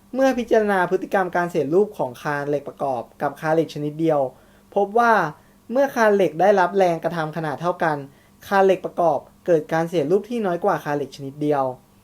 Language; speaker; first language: Thai; native; Thai